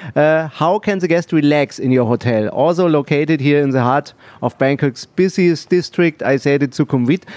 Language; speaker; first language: English; non-native, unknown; German